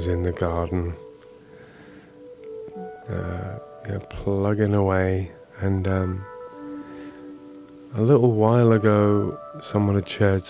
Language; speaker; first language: English; native; English